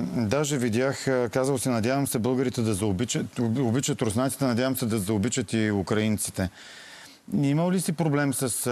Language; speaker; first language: Bulgarian; native; Bulgarian